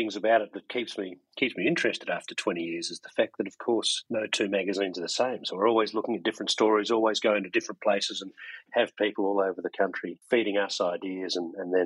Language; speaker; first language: English; native; English